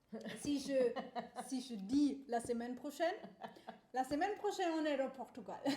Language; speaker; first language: French; non-native, fluent; German